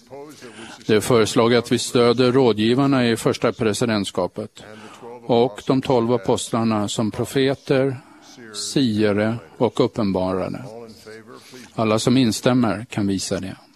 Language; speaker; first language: Swedish; native; Swedish